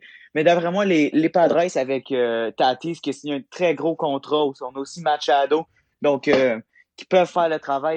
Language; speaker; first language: French; native; French